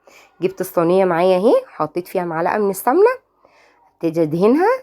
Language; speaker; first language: Arabic; native; Arabic